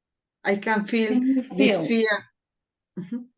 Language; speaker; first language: English; non-native, fluent; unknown